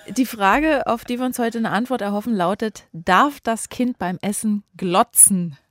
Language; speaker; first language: German; native; German